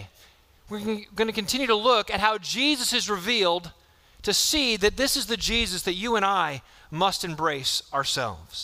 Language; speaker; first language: English; native; English